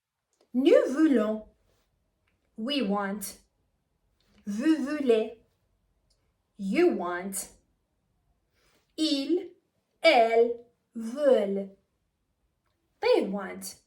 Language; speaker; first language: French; non-native, fluent; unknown